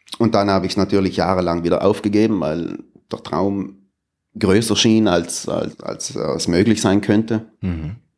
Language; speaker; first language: German; native; German